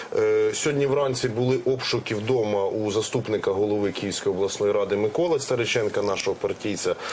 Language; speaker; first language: Ukrainian; native; Ukrainian